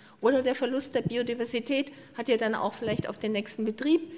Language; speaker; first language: German; native; German